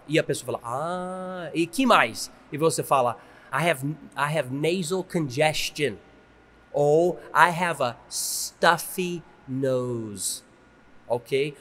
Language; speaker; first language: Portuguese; non-native, fluent; English